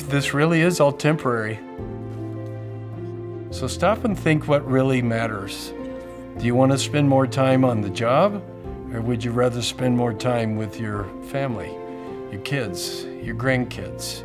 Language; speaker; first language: English; native; English